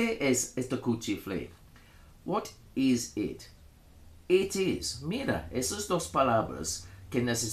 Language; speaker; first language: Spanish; non-native, fluent; English